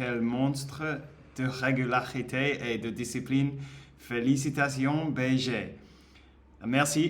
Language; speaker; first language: French; non-native, learner; English